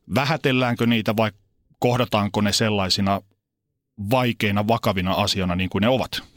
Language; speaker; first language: Finnish; native; Finnish